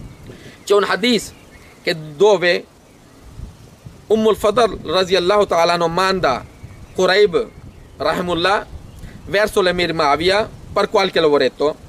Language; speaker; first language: Italian; non-native, fluent; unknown